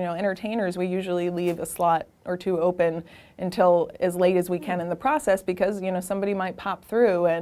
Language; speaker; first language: English; native; English